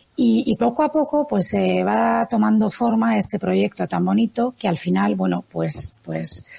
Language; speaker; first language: Spanish; native; Spanish